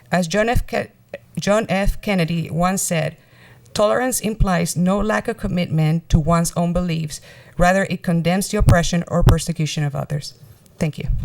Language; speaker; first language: English; non-native, fluent; Spanish